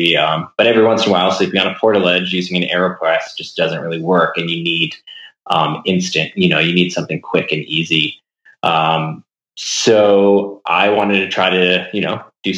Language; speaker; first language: English; native; English